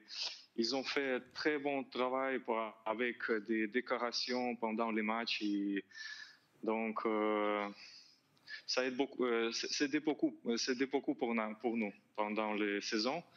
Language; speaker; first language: French; non-native, learner; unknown